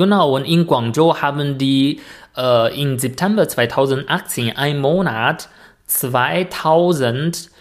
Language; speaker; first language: German; non-native, fluent; Chinese